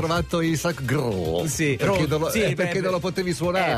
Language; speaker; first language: Italian; native; Italian